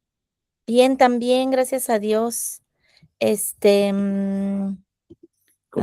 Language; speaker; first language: Spanish; native; Spanish